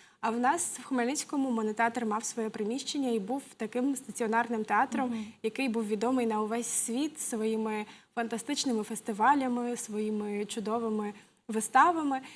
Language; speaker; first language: Ukrainian; native; Ukrainian